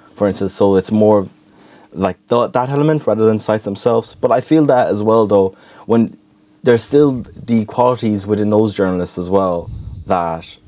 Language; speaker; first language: English; native; English